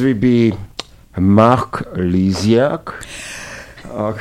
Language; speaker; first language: English; non-native, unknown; Polish